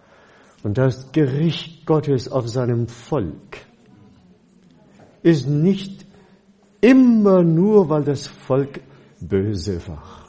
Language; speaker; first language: German; non-native, fluent; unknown